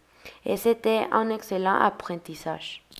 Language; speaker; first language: French; non-native, learner; Spanish